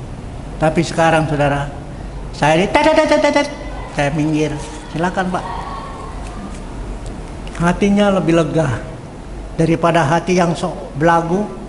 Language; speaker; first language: Indonesian; native; Indonesian